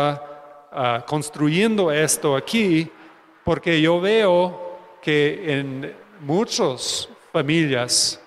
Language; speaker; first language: Spanish; non-native, fluent; English